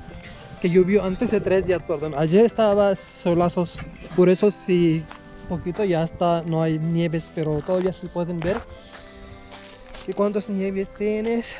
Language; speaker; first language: Spanish; non-native, learner; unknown